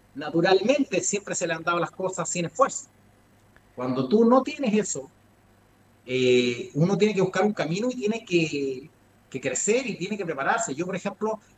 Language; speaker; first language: Spanish; native; Spanish